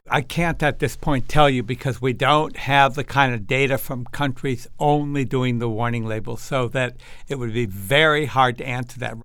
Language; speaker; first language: English; native; English